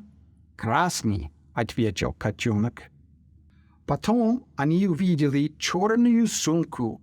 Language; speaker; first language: Russian; non-native, fluent; English